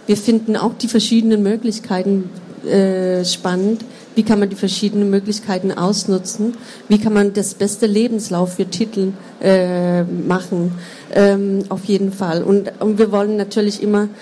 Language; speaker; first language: German; non-native, fluent; Danish